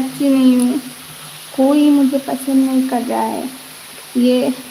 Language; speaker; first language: Hindi; non-native, local second language; Bangla